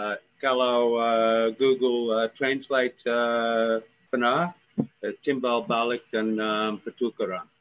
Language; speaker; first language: Indonesian; non-native, fluent; English